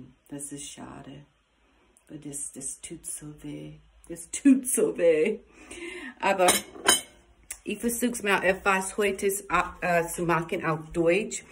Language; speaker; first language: German; non-native, learner; English